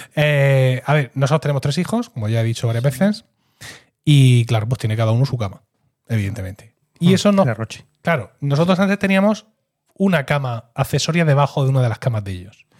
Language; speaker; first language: Spanish; native; Spanish